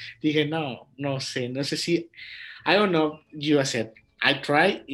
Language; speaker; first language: English; non-native, learner; Spanish